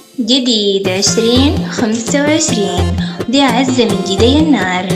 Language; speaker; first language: Arabic; native; Arabic